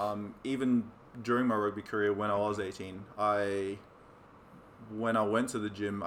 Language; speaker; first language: English; native; English